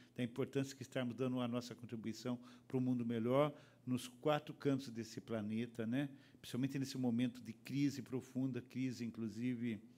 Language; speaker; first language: Portuguese; native; Portuguese